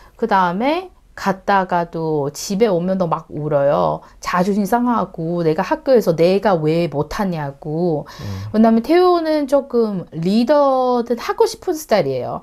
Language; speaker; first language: Korean; non-native, learner; Chinese